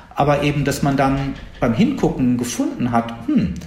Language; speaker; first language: German; native; German